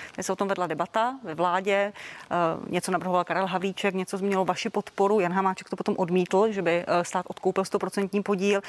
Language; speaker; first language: Czech; native; Czech